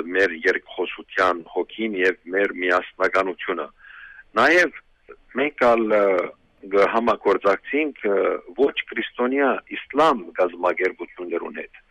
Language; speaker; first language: Armenian; early bilingual, heritage; Armenian